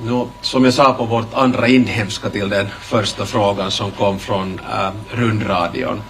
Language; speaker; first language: Swedish; native; Swedish